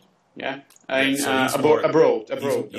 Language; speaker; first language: English; non-native, learner; Armenian